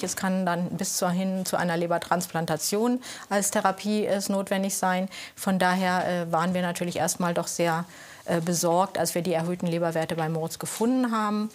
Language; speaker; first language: German; native; German